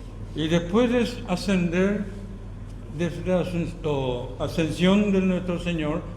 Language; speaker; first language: Spanish; non-native, learner; Korean